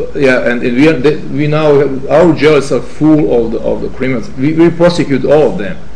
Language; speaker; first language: English; non-native, fluent; Serbian